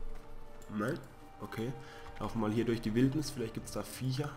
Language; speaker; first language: German; native; German